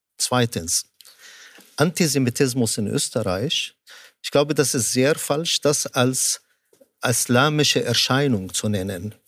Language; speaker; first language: German; non-native, fluent; Arabic